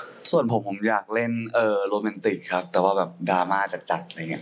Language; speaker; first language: Thai; native; Thai